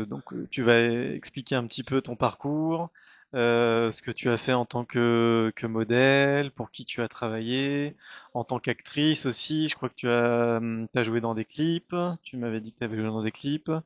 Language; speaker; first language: French; native; French